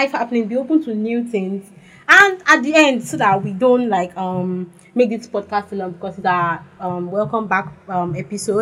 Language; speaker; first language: English; non-native, local second language; Yoruba